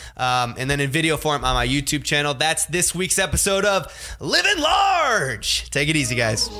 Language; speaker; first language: English; native; English